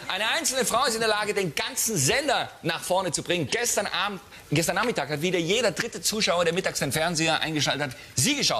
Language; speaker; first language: German; native; German